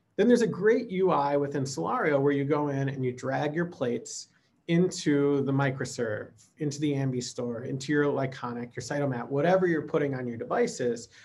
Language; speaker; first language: English; native; English